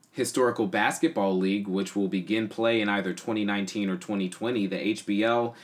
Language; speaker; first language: English; native; English